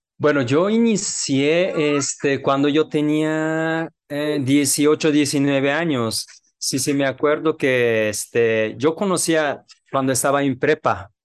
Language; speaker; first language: Spanish; non-native, fluent; Japanese